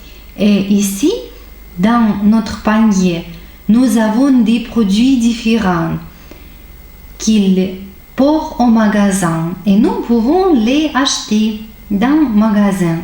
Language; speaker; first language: French; non-native, fluent; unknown